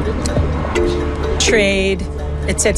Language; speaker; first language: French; non-native, local second language; English